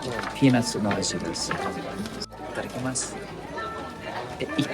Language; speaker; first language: Japanese; non-native, fluent; English